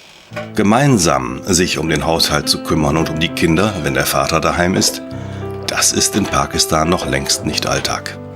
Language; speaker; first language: German; native; German